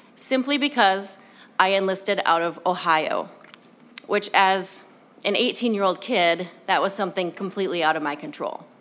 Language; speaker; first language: English; native; English